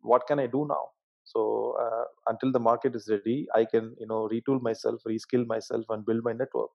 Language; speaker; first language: English; non-native, local second language; Tamil